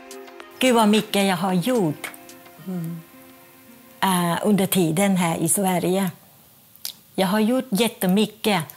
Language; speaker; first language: Swedish; non-native, fluent; Thai